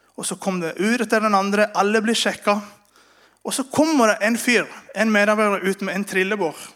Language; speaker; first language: Norwegian; non-native, fluent; Spanish